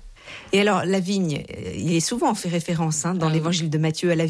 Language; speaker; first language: French; native; French